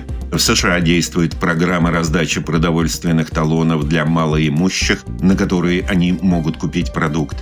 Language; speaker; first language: Russian; native; Russian